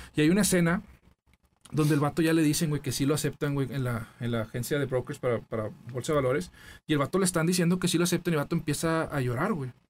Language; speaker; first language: Spanish; native; Spanish